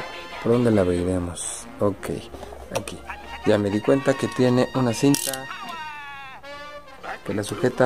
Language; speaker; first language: Spanish; native; Spanish